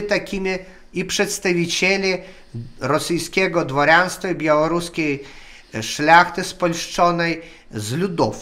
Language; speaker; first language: Polish; non-native, learner; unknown